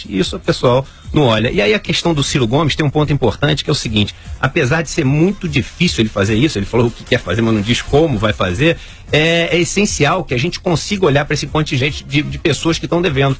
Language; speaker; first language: Portuguese; native; Portuguese